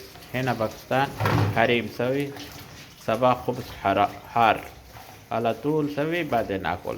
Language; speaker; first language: Arabic; non-native, local second language; Urdu